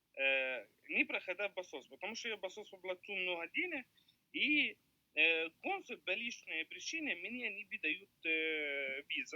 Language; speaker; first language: Russian; non-native, learner; Arabic